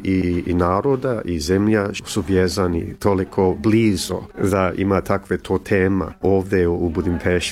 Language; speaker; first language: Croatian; early bilingual, heritage; English